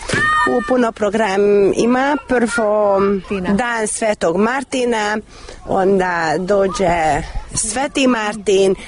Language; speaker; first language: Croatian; non-native, local second language; Hungarian